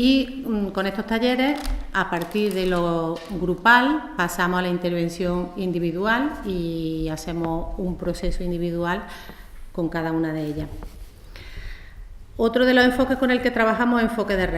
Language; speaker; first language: Spanish; native; Spanish